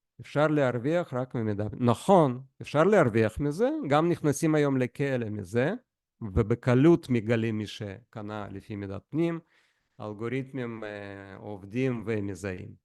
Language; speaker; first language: Hebrew; non-native, fluent; Russian